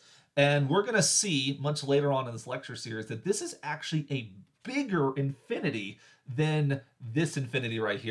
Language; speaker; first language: English; native; English